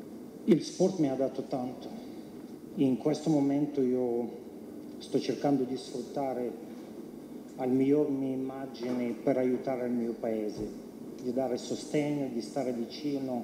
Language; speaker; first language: Italian; non-native, fluent; Ukrainian